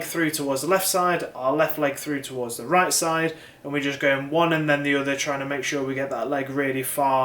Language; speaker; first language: English; native; English